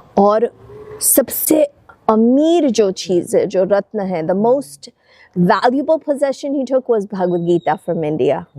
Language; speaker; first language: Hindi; non-native, fluent; English